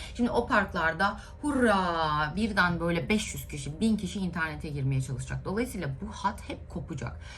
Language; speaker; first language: Turkish; native; Turkish